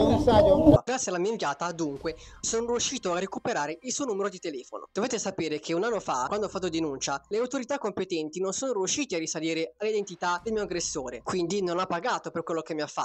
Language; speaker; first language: Italian; native; Italian